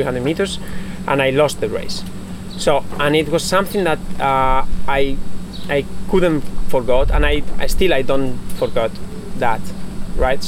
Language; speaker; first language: English; non-native, fluent; Spanish